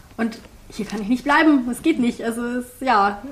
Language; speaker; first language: German; early bilingual, heritage; German